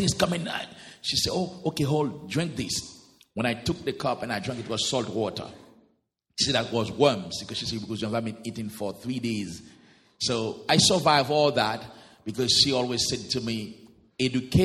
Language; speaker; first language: English; non-native, fluent; Haitian Creole